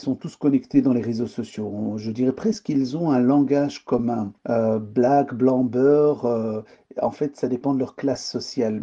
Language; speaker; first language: French; early bilingual, other home language; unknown